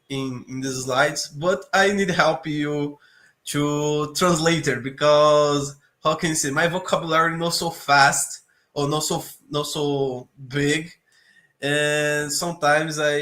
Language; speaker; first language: English; non-native, learner; Portuguese